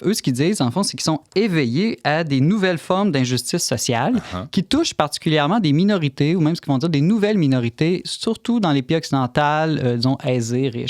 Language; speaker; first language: French; native; French